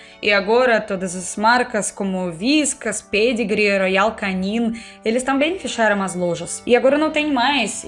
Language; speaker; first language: Portuguese; non-native, fluent; Russian